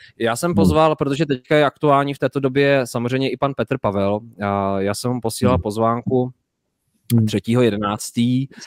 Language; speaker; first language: Czech; native; Czech